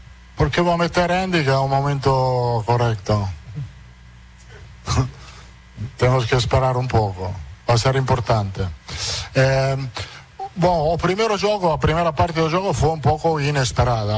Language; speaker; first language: Portuguese; non-native, fluent; Italian